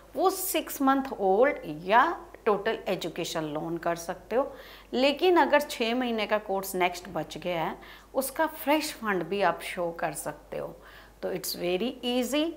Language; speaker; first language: Hindi; non-native, local second language; Punjabi